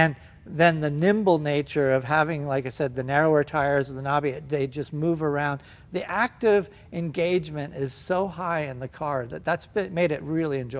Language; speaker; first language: English; native; English